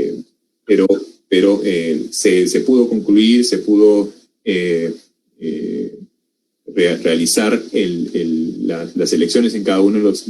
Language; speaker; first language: Spanish; native; Spanish